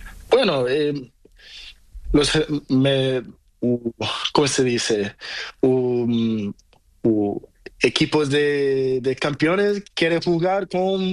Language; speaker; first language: Spanish; non-native, learner; Portuguese